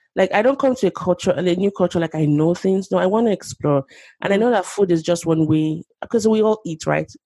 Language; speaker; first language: English; non-native, local second language; Yoruba